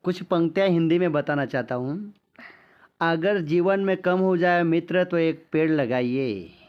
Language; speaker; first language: Hindi; non-native, local second language; Marathi